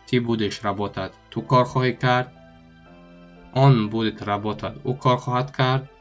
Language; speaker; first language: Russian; non-native, local second language; Tajik